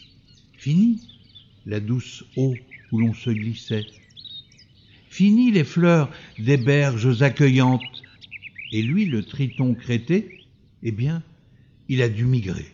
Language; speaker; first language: French; native; French